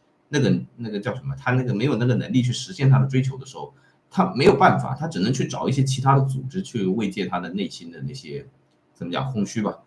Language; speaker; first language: Chinese; native; Chinese